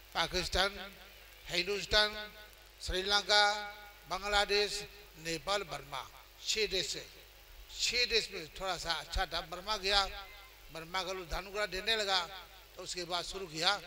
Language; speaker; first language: Hindi; non-native, fluent; Burmese